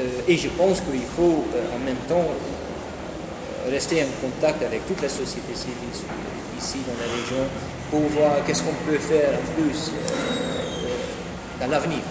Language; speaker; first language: French; non-native, fluent; Dutch